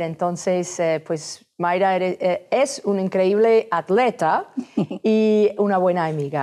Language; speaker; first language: Spanish; non-native, fluent; English